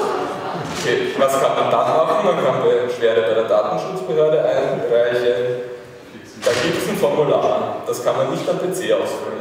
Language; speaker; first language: German; native; German